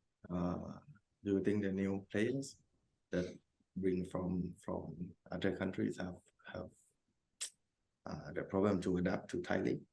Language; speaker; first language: English; non-native, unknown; Thai